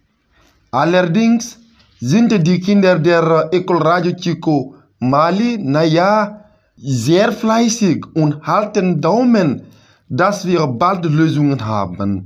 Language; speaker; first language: German; non-native, fluent; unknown